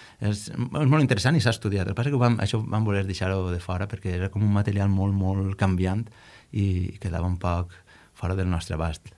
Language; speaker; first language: Catalan; native; Catalan